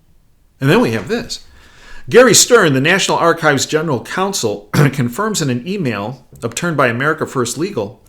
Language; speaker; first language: English; native; English